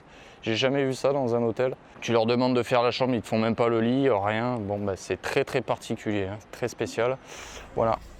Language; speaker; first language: French; native; French